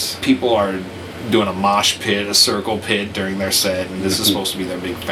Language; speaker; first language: English; native; English